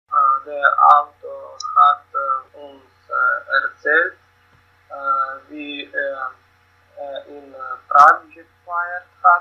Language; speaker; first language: German; non-native, learner; Russian